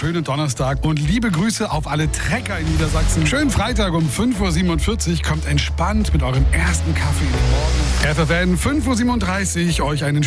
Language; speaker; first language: German; native; German